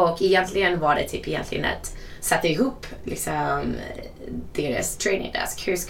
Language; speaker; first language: Swedish; non-native, fluent; English